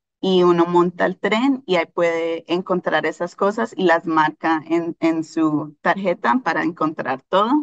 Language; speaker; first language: Spanish; early bilingual, heritage; Spanish